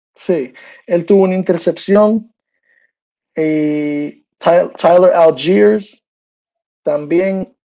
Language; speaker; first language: Spanish; early bilingual, heritage; Spanish